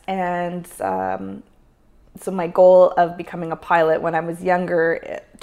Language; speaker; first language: English; native; English